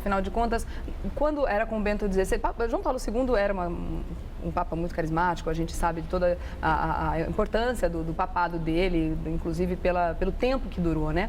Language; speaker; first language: Portuguese; native; Portuguese